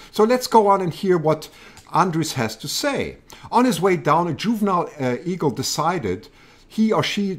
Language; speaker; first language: English; native; English